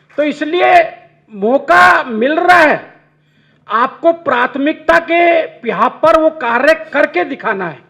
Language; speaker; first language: Hindi; native; Hindi